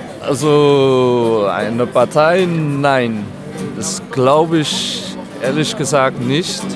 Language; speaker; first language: German; non-native, fluent; French